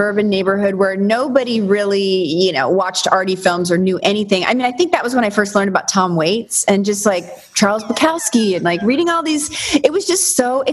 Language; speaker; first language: English; native; English